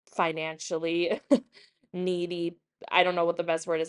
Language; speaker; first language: English; native; English